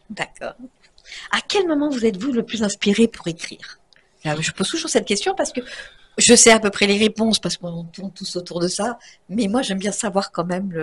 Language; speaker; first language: French; native; French